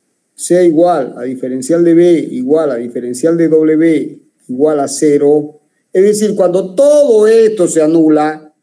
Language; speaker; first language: Spanish; native; Spanish